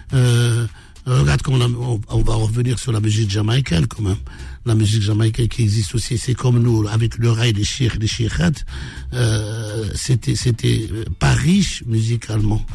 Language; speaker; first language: French; non-native, local second language; Arabic